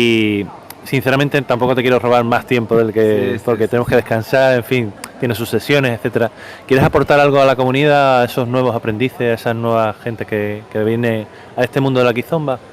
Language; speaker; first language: Spanish; native; Spanish